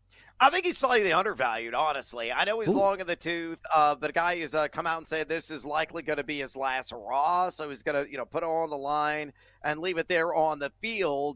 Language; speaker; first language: English; native; English